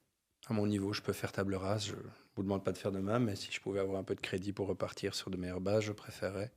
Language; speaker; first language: French; native; French